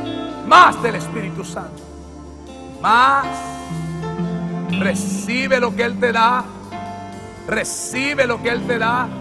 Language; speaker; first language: Spanish; native; Spanish